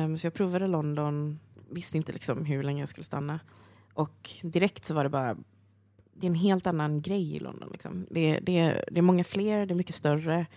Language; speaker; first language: Swedish; early bilingual, other home language; Chinese